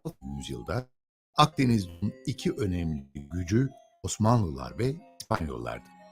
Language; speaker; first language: Turkish; native; Turkish